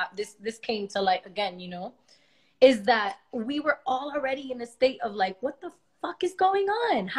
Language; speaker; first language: English; early bilingual, other home language; Spanish